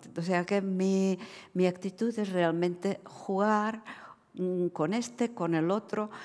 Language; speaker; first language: Spanish; non-native, fluent; Czech